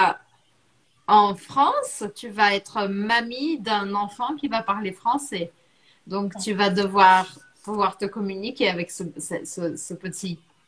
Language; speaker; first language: French; non-native, fluent; Portuguese